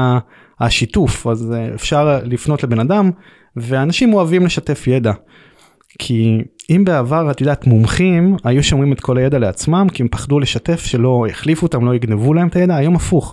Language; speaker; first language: Hebrew; native; Hebrew